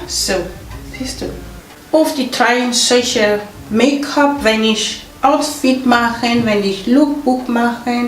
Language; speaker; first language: German; non-native, fluent; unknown